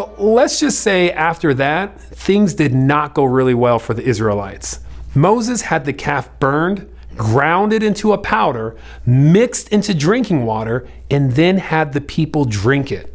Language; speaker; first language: English; native; English